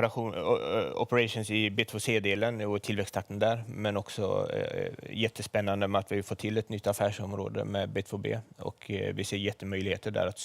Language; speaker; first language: Swedish; native; Swedish